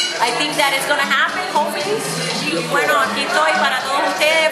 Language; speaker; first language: English; non-native, fluent; Spanish